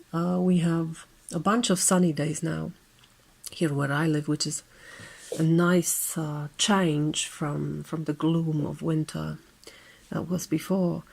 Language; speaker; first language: English; non-native, fluent; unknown